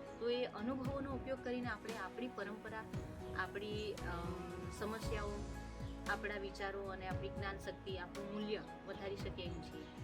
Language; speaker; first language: Gujarati; non-native, local second language; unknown